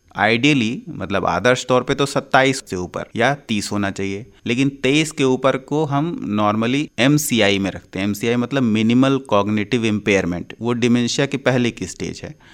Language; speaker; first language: Hindi; native; Hindi